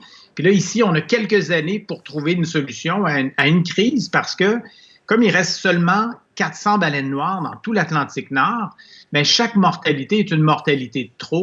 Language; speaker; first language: French; native; French